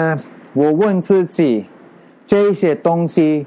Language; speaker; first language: Chinese; non-native, learner; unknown